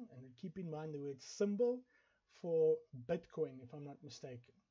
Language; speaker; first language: English; non-native, local second language; Afrikaans